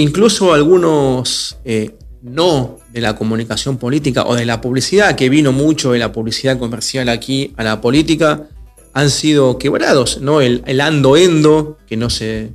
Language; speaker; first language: Spanish; native; Spanish